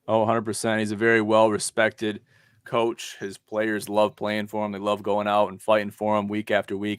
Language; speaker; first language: English; native; English